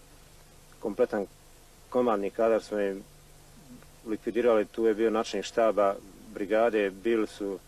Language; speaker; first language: Bosnian; native; Bosnian